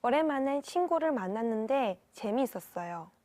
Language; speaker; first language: Korean; non-native, learner; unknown